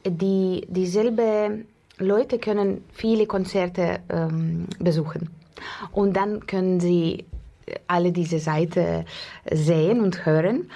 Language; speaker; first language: German; non-native, fluent; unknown